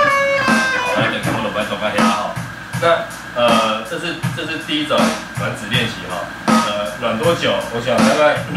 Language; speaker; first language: Chinese; native; Chinese